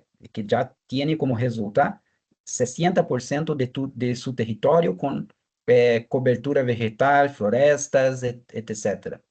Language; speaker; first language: Spanish; non-native, fluent; Portuguese